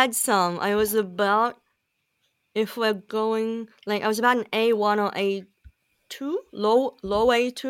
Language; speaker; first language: English; native; English